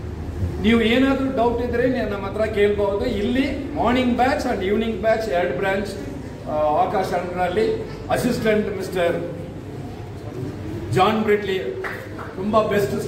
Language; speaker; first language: Kannada; non-native, local second language; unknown